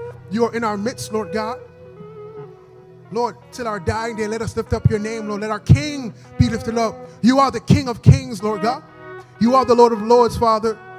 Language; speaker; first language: English; early bilingual, other home language; Haitian Creole